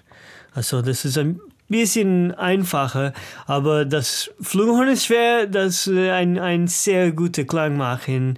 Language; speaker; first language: German; non-native, learner; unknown